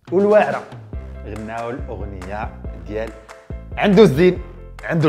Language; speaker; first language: Arabic; native; Arabic